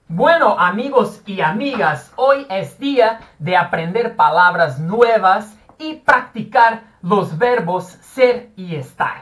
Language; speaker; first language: Spanish; non-native, fluent; Portuguese